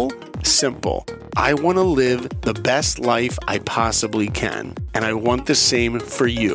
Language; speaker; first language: English; native; English